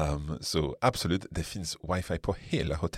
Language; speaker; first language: Swedish; non-native, learner; English